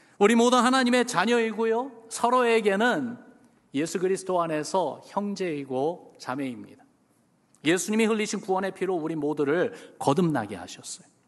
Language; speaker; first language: Korean; early bilingual, other home language; English